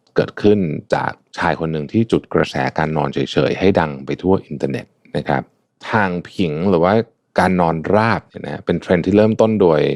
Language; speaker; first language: Thai; early bilingual, other home language; Chinese